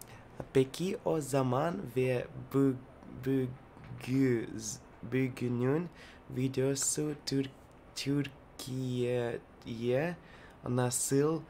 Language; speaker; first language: Turkish; non-native, learner; Russian